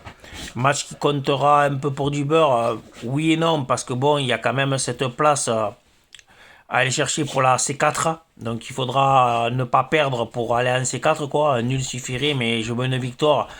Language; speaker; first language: French; native; French